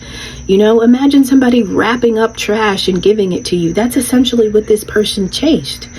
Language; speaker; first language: English; native; English